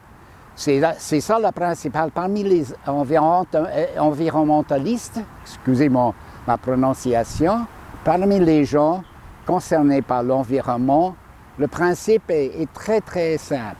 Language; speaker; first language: French; non-native, fluent; English